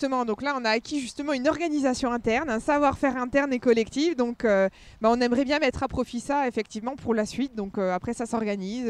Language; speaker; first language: French; native; French